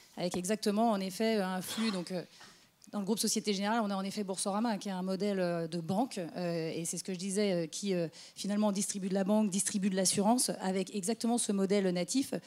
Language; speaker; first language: French; native; French